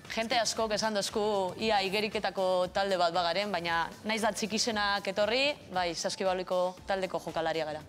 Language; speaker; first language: Basque; native; Basque